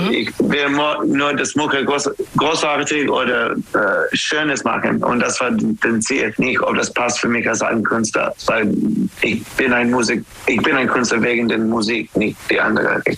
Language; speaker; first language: German; non-native, learner; English